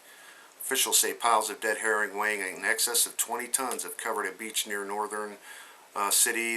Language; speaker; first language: English; native; English